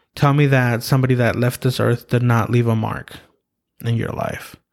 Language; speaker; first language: English; early bilingual, other home language; Spanish